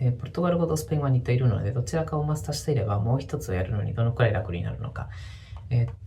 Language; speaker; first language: Japanese; non-native, fluent; Spanish